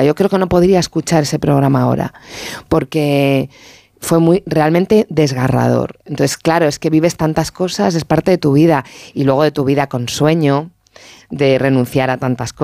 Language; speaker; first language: Spanish; native; Spanish